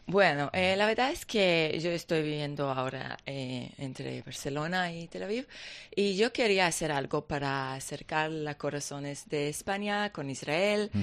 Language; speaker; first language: Spanish; non-native, learner; Hebrew